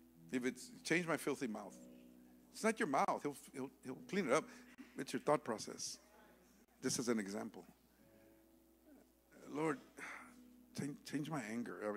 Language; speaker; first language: English; native; English